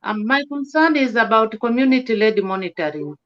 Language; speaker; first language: English; non-native, local second language; Swahili